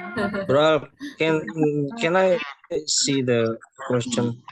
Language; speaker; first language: English; non-native, learner; Indonesian